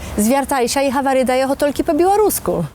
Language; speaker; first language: Polish; non-native, local second language; Belarusian